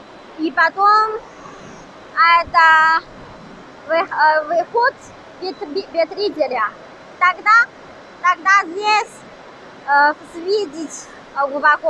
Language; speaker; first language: Russian; non-native, learner; Chinese